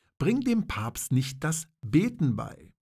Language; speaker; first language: German; non-native, fluent; Polish